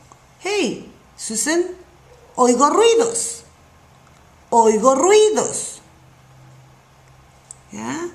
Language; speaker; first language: Spanish; non-native, fluent; English